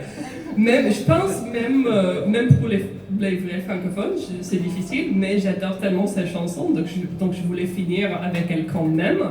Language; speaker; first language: French; non-native, fluent; English